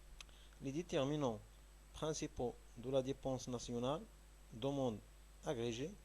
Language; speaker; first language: French; non-native, local second language; Arabic